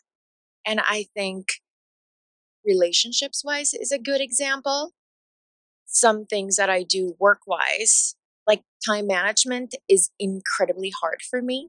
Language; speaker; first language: English; non-native, fluent; Spanish